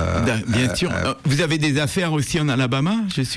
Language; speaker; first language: French; native; French